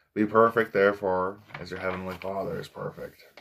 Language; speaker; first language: English; native; English